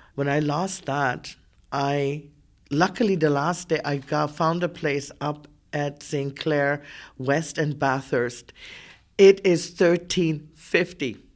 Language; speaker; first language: English; native; English